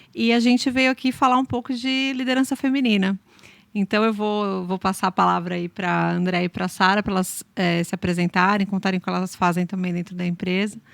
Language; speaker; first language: Portuguese; native; Portuguese